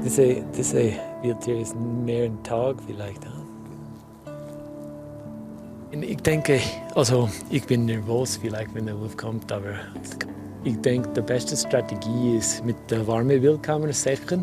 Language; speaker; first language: German; non-native, learner; English